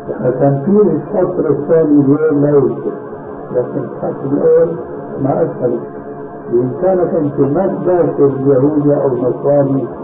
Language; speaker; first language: Arabic; early bilingual, other home language; Albanian